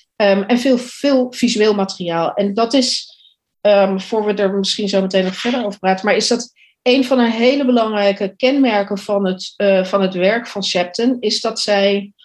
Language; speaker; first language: Dutch; native; Dutch